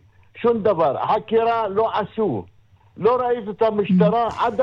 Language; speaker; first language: Hebrew; non-native, local second language; Arabic